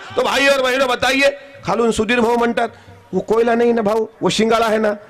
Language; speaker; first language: Hindi; non-native, local second language; Marathi